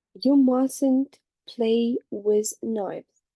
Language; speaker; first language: English; non-native, fluent; Ukrainian